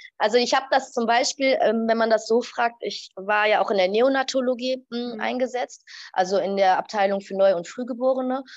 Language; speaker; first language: German; early bilingual, other home language; Arabic